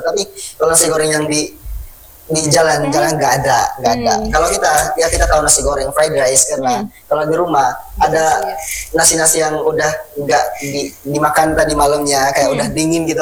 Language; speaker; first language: Indonesian; non-native, fluent; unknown